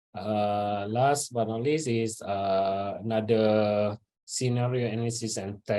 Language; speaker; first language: English; non-native, local second language; Malay